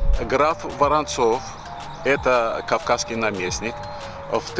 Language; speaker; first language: Russian; native; Russian